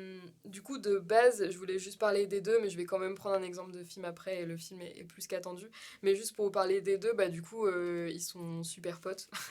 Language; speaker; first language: French; native; French